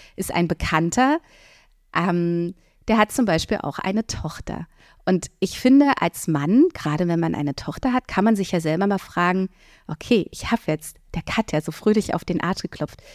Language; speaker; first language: German; native; German